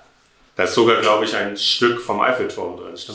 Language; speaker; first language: German; native; German